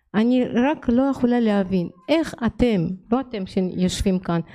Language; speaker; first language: Hebrew; non-native, fluent; Russian